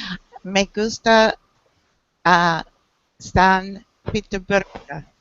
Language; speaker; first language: Spanish; non-native, learner; English